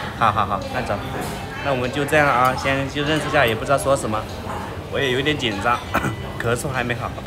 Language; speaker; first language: Chinese; native; Chinese